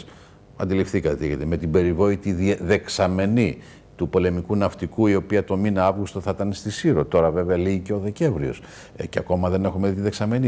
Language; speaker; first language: Greek; native; Greek